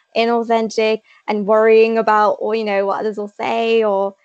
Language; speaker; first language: English; native; English